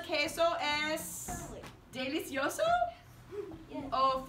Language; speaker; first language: Spanish; non-native, fluent; English